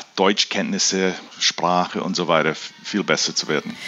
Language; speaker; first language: German; early bilingual, heritage; German